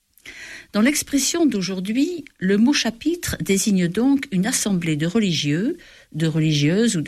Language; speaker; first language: French; native; French